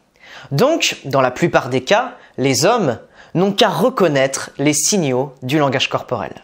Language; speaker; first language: French; native; French